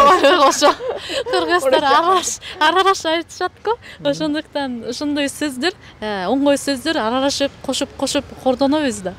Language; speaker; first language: Kyrgyz; non-native, fluent; Japanese